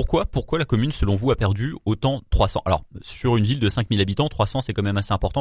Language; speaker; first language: French; native; French